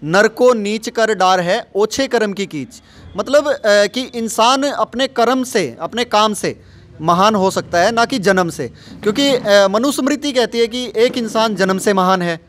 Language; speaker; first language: Hindi; native; Hindi